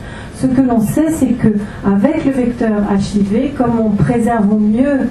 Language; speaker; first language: French; native; French